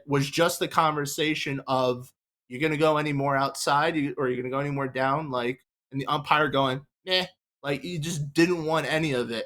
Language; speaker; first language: English; native; English